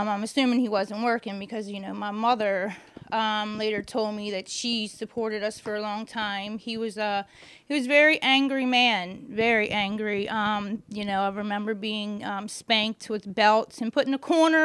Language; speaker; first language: English; native; English